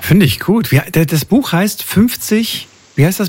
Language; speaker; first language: German; native; German